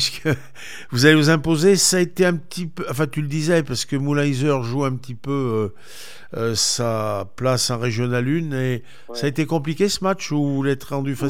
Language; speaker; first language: French; native; French